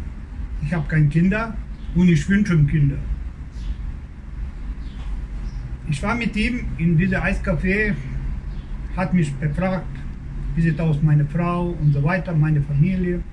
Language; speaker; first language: German; non-native, learner; Croatian